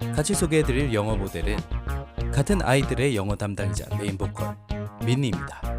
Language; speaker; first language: Korean; native; Korean